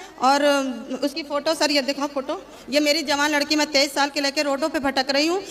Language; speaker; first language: Hindi; native; Hindi